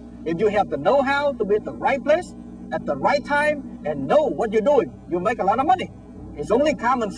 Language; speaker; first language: English; non-native, fluent; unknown